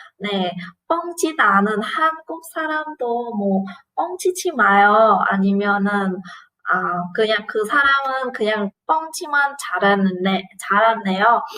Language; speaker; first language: Korean; non-native, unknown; Vietnamese